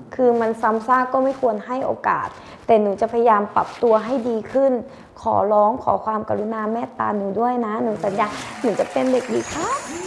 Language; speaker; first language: Thai; early bilingual, other home language; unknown